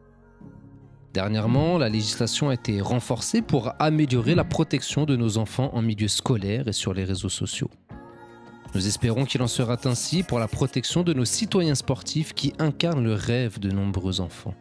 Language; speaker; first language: French; native; French